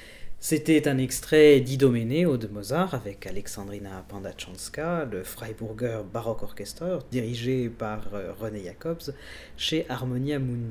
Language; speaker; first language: French; native; French